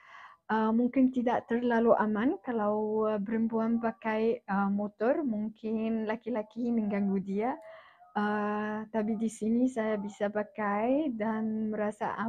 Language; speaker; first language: Indonesian; non-native, fluent; Arabic